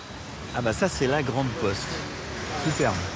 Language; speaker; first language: French; native; French